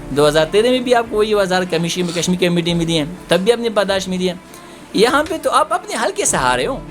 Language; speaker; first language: Urdu; non-native, local second language; Pashto